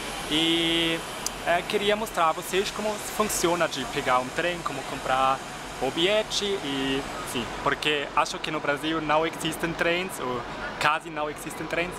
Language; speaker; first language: Portuguese; non-native, fluent; German